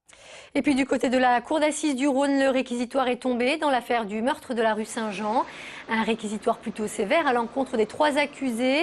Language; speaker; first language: French; native; French